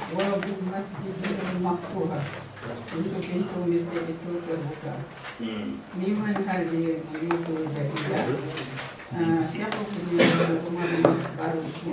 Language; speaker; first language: Arabic; non-native, learner; Malay